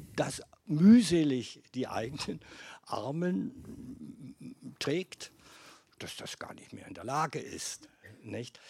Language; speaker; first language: German; non-native, fluent; Bosnian